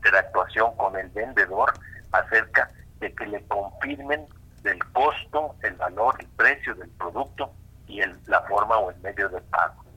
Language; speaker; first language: Spanish; native; Spanish